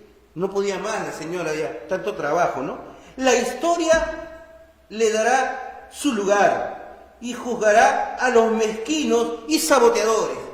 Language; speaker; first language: Spanish; native; Spanish